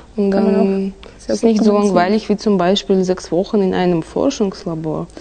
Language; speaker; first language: German; non-native, fluent; Russian